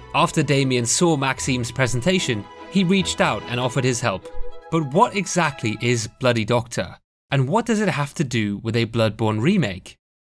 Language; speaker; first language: English; native; English